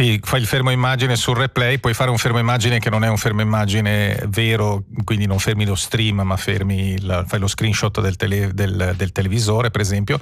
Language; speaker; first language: Italian; native; Italian